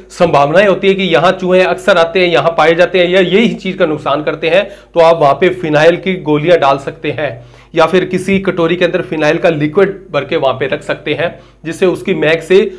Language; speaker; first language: Hindi; native; Hindi